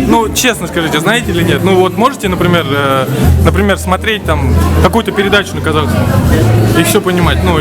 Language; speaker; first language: Russian; native; Russian